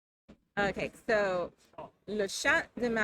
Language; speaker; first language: French; non-native, learner; English